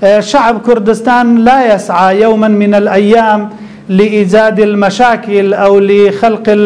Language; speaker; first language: Arabic; non-native, local second language; Kurdish